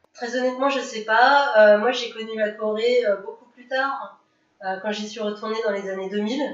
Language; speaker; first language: French; native; French